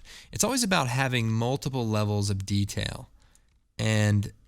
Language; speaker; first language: English; native; English